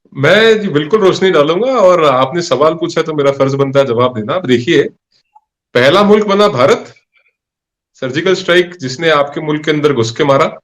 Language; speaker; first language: Hindi; non-native, local second language; Punjabi